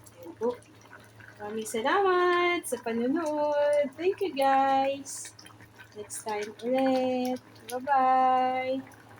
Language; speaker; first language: Filipino; non-native, local second language; Bikol